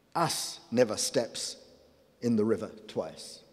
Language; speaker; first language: English; native; English